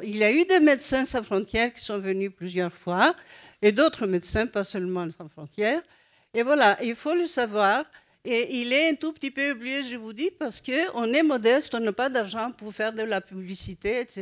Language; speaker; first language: French; non-native, fluent; Greek